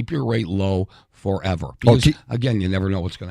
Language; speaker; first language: English; native; English